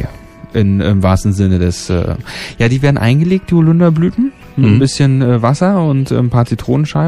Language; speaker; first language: German; native; German